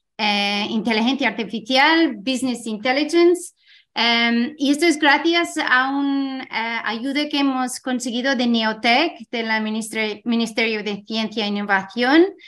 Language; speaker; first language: Spanish; non-native, fluent; English